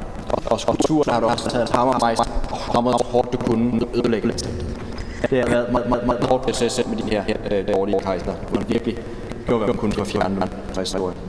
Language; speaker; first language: Danish; native; Danish